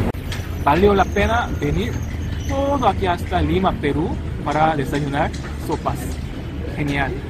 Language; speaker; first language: Spanish; non-native, learner; Korean